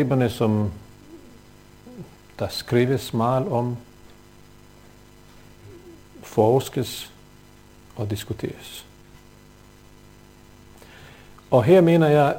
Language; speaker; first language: Danish; non-native, fluent; Bosnian